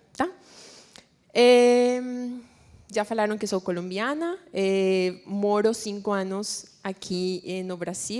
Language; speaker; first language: Portuguese; non-native, fluent; Spanish